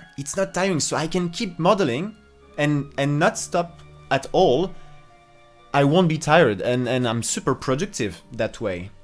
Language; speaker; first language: English; non-native, fluent; French